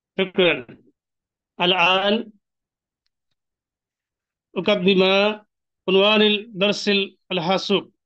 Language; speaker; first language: Arabic; non-native, learner; Bangla